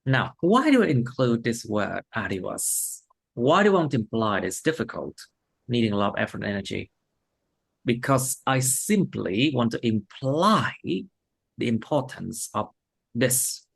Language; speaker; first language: English; non-native, fluent; Vietnamese